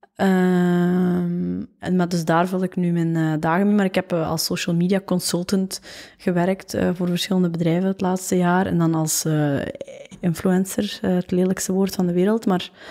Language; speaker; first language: Dutch; native; Dutch